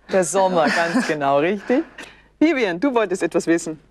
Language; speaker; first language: German; native; German